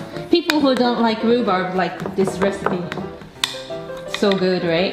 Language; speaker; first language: English; non-native, fluent; Japanese